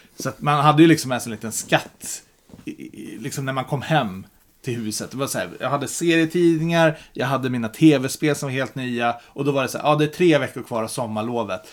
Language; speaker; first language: Swedish; native; Swedish